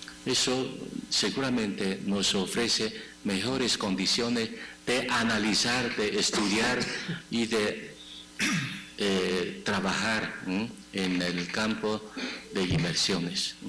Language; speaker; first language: Spanish; non-native, fluent; Chinese